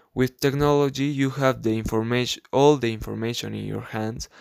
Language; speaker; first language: English; non-native, learner; Spanish